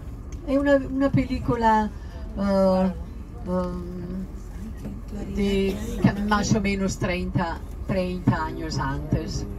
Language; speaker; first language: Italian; non-native, learner; Spanish